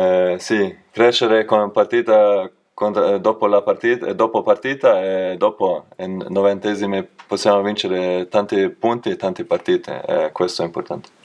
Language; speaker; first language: Italian; non-native, learner; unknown